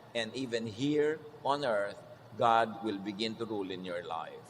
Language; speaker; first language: English; non-native, local second language; Filipino